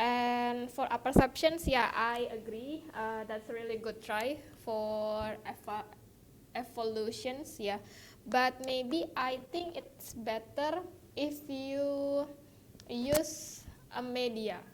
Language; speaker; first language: English; non-native, local second language; Indonesian